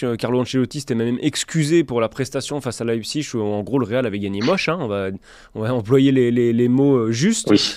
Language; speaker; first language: French; native; French